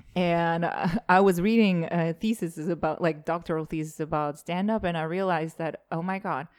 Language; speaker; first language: English; non-native, fluent; Estonian